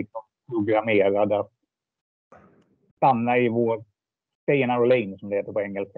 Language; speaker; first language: Swedish; native; Swedish